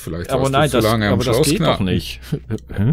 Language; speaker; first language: German; native; German